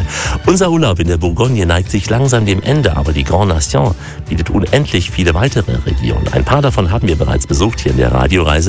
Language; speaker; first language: German; native; German